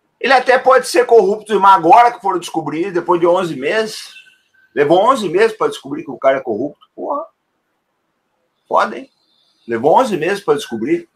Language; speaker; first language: Portuguese; native; Portuguese